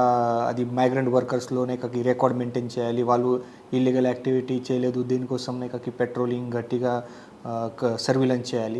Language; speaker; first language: Telugu; non-native, learner; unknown